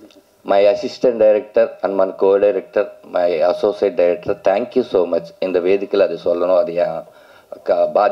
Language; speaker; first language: Tamil; non-native, learner; Telugu